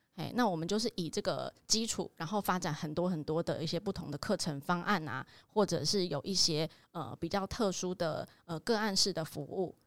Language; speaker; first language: Chinese; native; Chinese